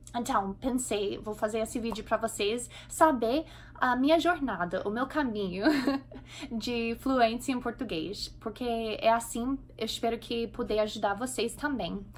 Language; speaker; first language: Portuguese; non-native, fluent; English